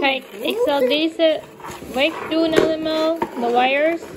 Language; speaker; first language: Dutch; non-native, learner; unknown